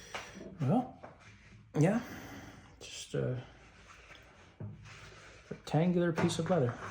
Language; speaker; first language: English; native; English